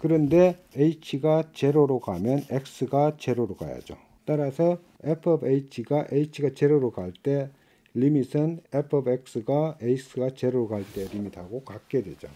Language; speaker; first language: Korean; native; Korean